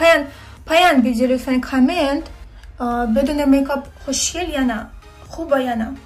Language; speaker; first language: Persian; non-native, learner; Turkish